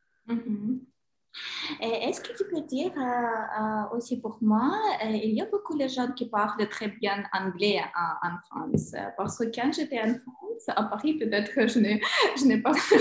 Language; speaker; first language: French; non-native, learner; Ukrainian